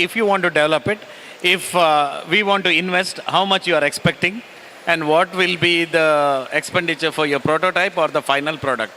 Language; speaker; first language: English; non-native, local second language; Kannada